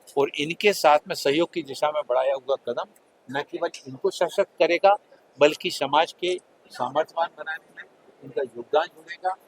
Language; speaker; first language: Hindi; native; Hindi